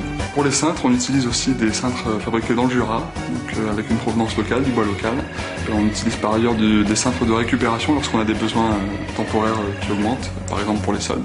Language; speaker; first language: French; native; French